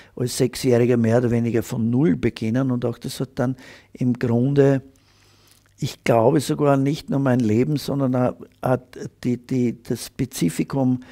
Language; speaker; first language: German; native; German